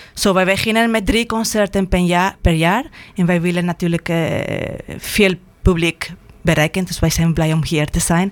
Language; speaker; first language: Dutch; non-native, fluent; Spanish